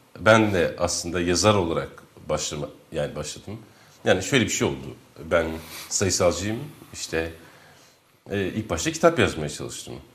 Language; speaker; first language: Turkish; non-native, local second language; Kurdish